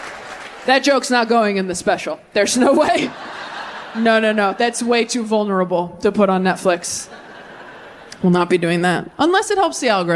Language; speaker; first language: English; native; English